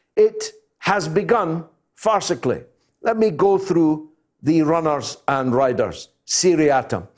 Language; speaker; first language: English; native; English